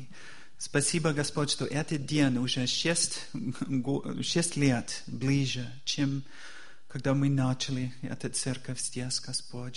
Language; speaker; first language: Russian; non-native, fluent; English